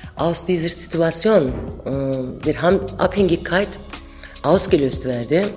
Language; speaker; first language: German; non-native, fluent; Turkish